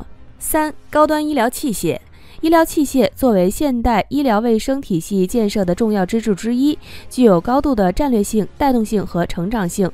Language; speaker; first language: Chinese; native; Chinese